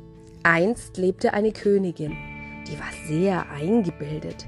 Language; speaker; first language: German; native; German